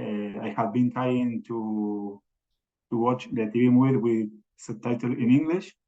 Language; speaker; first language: English; non-native, learner; Spanish